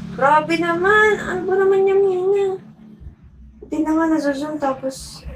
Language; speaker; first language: Filipino; non-native, local second language; Pangasinan